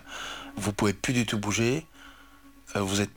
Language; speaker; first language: French; native; French